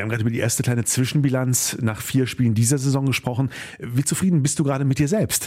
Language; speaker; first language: German; native; German